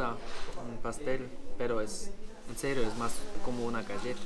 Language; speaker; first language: Spanish; non-native, learner; German